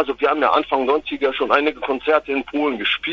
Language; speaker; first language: German; native; German